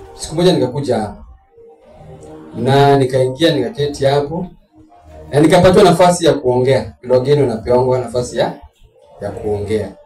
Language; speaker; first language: Swahili; non-native, local second language; Luo (Kenya and Tanzania)